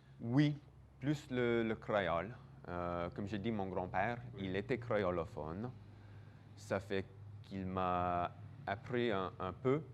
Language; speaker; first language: French; non-native, local second language; English